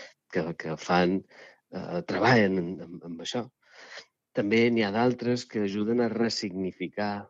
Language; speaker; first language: Catalan; native; Catalan